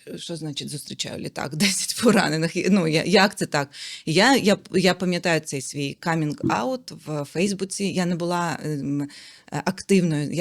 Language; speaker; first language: Ukrainian; non-native, local second language; Russian